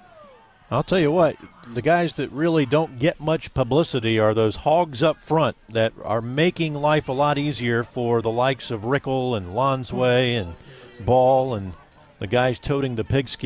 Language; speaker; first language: English; native; English